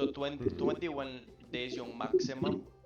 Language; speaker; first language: Filipino; non-native, fluent; English